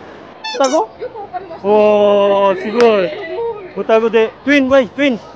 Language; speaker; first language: Japanese; non-native, learner; Filipino